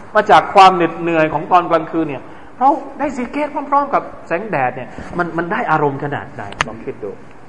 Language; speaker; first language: Thai; non-native, local second language; Malay